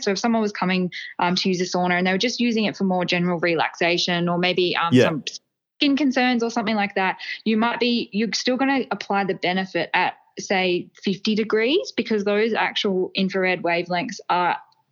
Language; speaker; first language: English; native; English